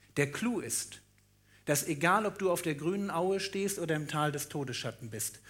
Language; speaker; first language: German; native; German